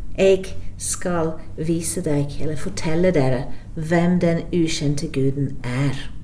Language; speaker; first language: Norwegian; non-native, fluent; English